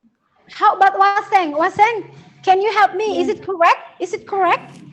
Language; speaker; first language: English; non-native, learner; Indonesian